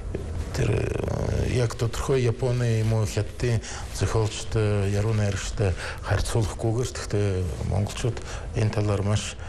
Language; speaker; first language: Mongolian; non-native, fluent; Russian